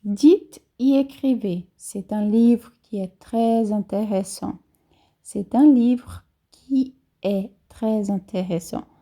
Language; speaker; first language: French; non-native, fluent; Portuguese